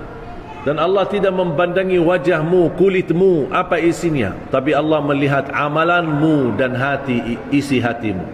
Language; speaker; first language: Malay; non-native, fluent; Arabic